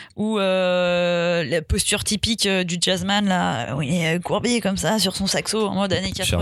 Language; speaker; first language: French; native; French